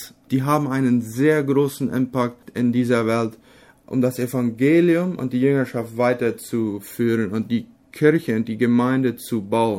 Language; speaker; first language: German; non-native, local second language; Low German